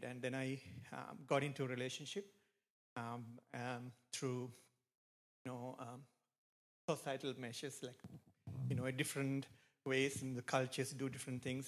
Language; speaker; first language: English; non-native, local second language; Sinhala